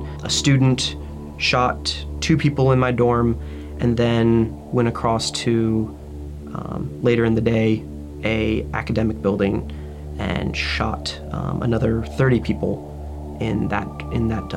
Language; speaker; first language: English; native; English